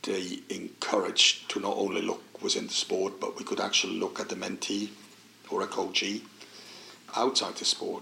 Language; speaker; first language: English; non-native, fluent; Swiss German